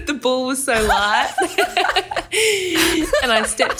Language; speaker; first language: English; native; English